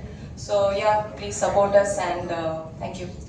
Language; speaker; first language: Tamil; non-native, fluent; Malayalam